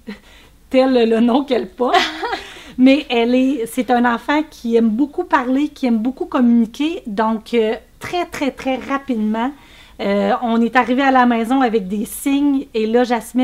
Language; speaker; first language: French; native; French